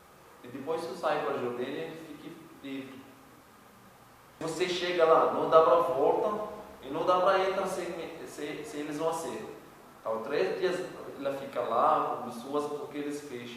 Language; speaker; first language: Portuguese; non-native, learner; Arabic